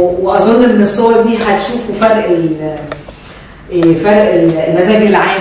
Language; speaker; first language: Arabic; native; Arabic